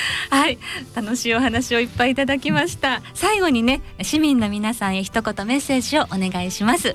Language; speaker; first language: Japanese; native; Japanese